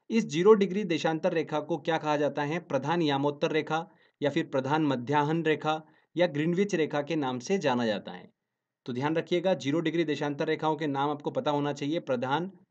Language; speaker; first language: Hindi; native; Hindi